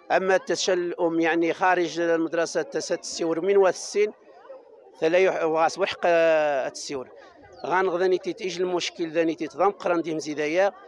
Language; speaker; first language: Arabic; native; Arabic